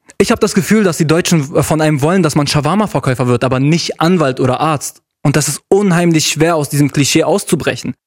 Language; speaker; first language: German; early bilingual, other home language; Arabic